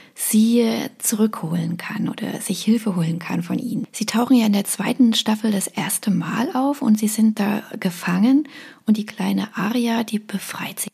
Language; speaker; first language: German; native; German